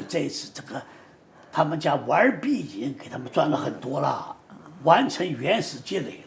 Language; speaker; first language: Chinese; native; Chinese